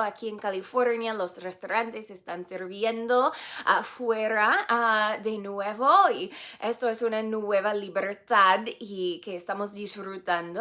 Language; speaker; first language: Spanish; non-native, fluent; English